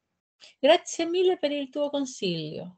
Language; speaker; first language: Italian; non-native, learner; Spanish